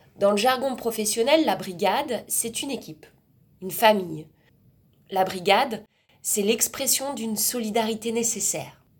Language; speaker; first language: French; native; French